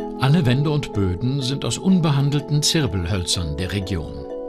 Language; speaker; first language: German; native; German